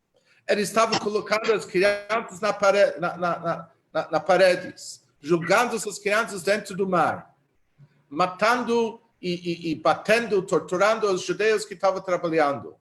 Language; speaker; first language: Portuguese; non-native, fluent; Hebrew